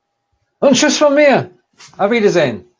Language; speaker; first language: German; non-native, learner; English